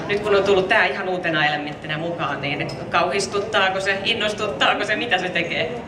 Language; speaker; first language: Finnish; native; Finnish